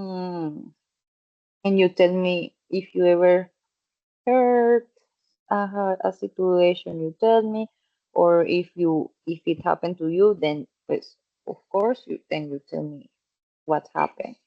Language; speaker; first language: English; non-native, fluent; Spanish